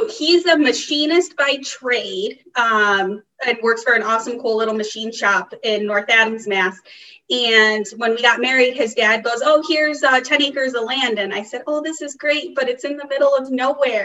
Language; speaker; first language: English; native; English